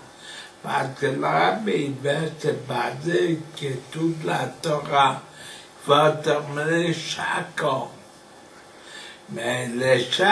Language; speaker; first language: French; non-native, fluent; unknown